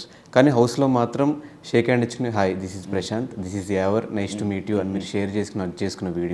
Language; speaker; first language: Telugu; native; Telugu